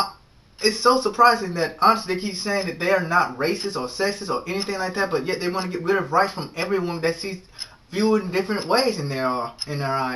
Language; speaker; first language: English; native; English